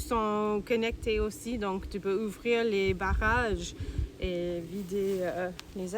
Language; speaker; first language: French; non-native, learner; English